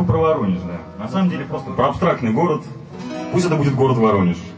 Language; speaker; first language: Russian; native; Russian